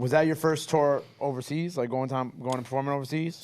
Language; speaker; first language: English; native; English